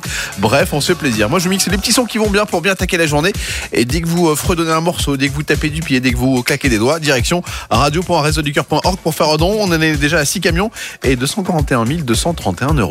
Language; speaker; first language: French; native; French